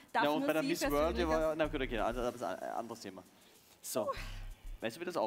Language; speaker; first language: German; native; German